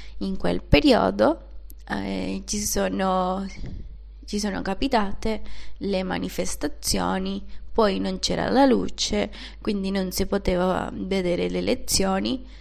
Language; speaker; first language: Italian; non-native, fluent; Spanish